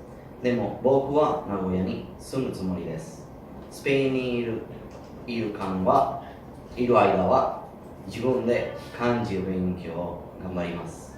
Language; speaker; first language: Japanese; non-native, learner; Spanish